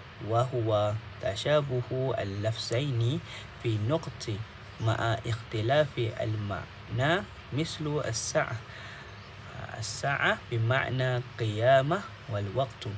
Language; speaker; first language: Arabic; non-native, local second language; Malay